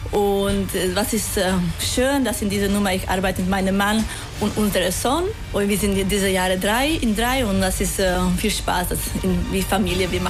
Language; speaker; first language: German; non-native, learner; Italian